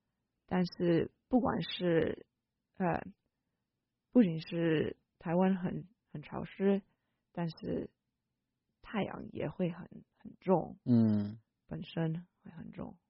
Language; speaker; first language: Chinese; non-native, fluent; English